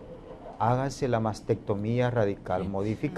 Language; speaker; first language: Spanish; native; Spanish